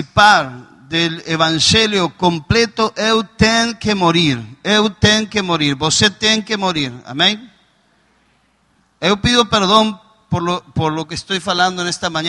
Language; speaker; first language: Portuguese; non-native, learner; Spanish